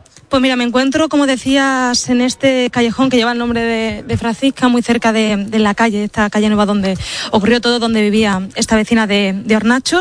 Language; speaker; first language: Spanish; native; Spanish